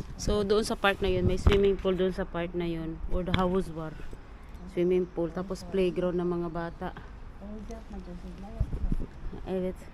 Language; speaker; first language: Filipino; native; Filipino